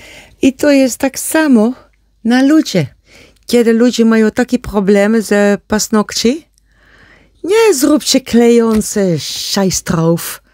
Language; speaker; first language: Polish; non-native, learner; Dutch